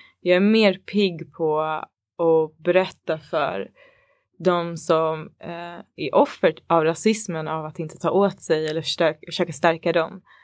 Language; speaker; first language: Swedish; early bilingual, other home language; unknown